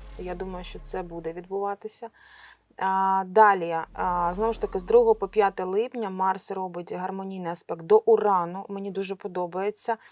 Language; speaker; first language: Ukrainian; non-native, local second language; Russian